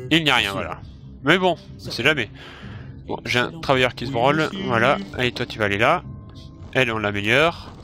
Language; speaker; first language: French; native; French